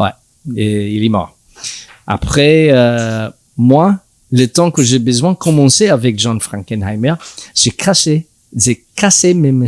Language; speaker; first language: French; non-native, learner; English